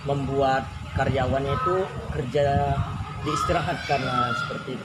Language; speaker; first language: Indonesian; native; Indonesian